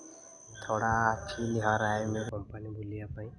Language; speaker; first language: Hindi; non-native, local second language; Odia